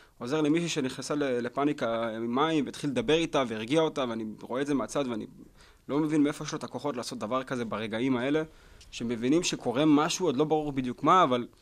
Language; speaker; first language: Hebrew; native; Hebrew